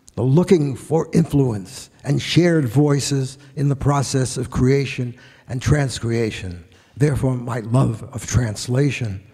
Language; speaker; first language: English; native; English